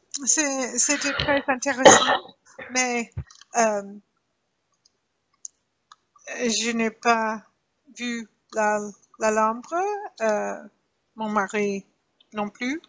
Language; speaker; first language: French; non-native, learner; English